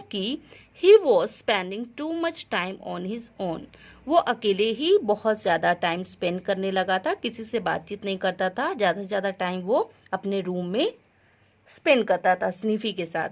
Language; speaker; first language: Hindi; native; Hindi